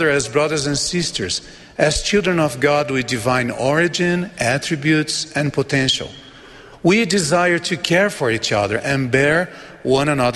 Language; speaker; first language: English; non-native, fluent; Portuguese